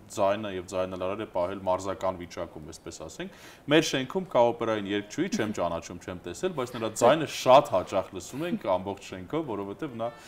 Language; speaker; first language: Armenian; native; Armenian